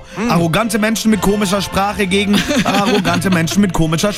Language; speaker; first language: German; native; German